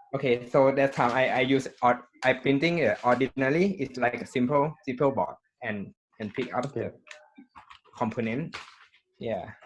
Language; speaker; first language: English; non-native, learner; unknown